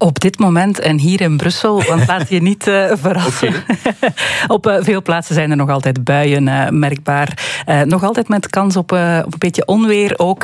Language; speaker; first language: Dutch; native; Dutch